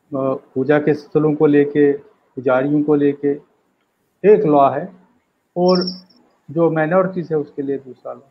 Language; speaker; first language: Hindi; native; Hindi